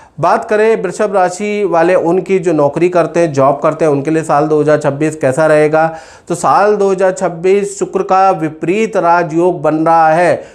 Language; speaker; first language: Hindi; native; Hindi